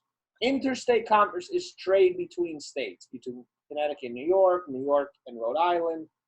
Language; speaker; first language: English; native; English